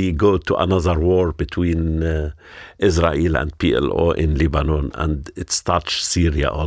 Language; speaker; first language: English; non-native, learner; Arabic